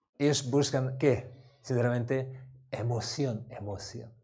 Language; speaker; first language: Spanish; non-native, learner; Korean